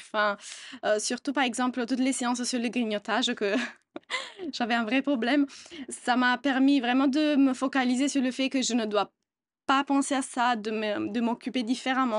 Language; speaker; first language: French; non-native, fluent; Italian